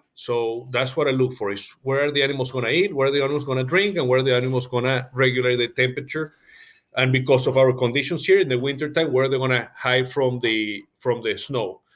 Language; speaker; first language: English; non-native, fluent; Spanish